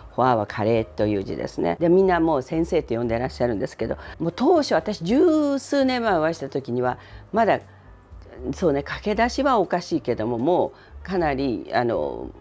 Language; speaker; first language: Japanese; non-native, fluent; Chinese